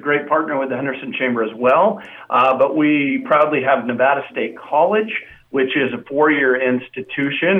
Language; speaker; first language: English; native; English